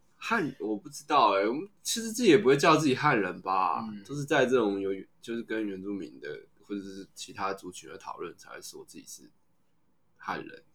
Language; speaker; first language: Chinese; native; Chinese